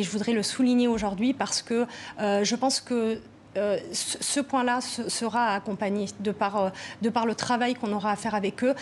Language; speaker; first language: French; native; French